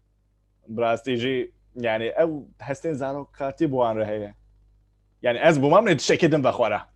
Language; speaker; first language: Kurdish; native; Kurdish